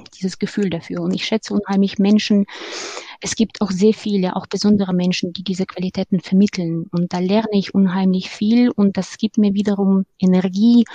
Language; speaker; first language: German; non-native, fluent; Ukrainian